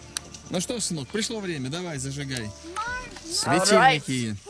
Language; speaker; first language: Russian; native; Russian